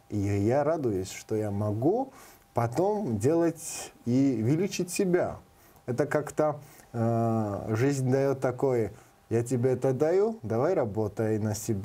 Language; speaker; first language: Russian; non-native, learner; Georgian